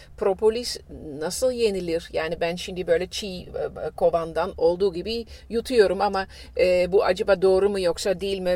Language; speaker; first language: Turkish; non-native, fluent; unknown